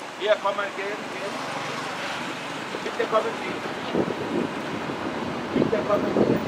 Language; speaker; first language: German; non-native, learner; Vietnamese